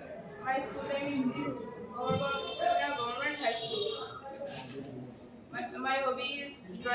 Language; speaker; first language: English; non-native, learner; Bangla